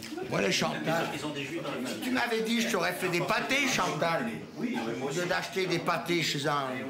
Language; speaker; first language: French; native; French